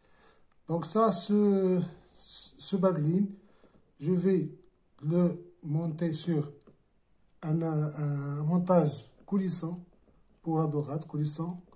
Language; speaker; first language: French; non-native, local second language; Arabic